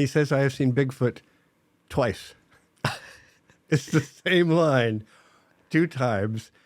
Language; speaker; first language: English; native; English